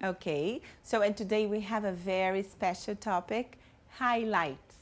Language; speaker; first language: English; non-native, fluent; Portuguese